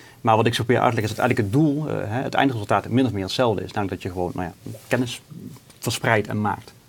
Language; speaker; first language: Dutch; native; Dutch